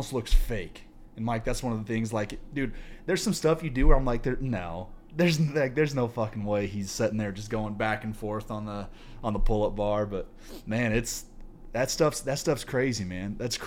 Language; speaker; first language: English; native; English